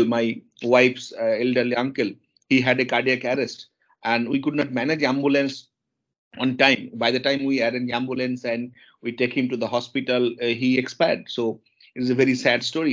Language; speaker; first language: English; non-native, local second language; Bangla